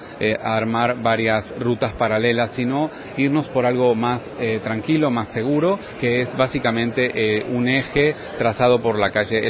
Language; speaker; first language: Spanish; native; Spanish